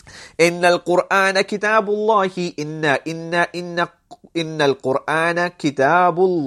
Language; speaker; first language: Arabic; non-native, fluent; English